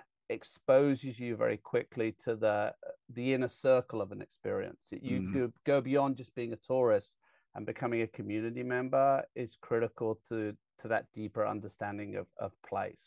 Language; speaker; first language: English; native; English